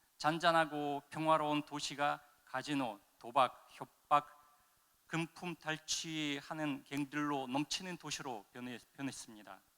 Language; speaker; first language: Korean; non-native, fluent; Russian